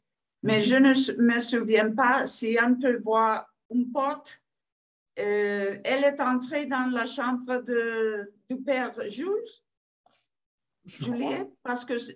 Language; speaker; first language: French; non-native, fluent; Spanish